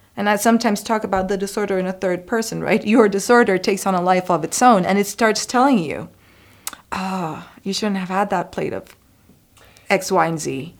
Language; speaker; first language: English; non-native, fluent; Spanish